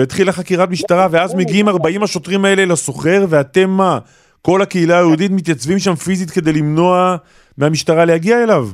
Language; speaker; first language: Hebrew; native; Hebrew